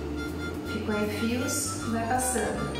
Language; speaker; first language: Portuguese; native; Portuguese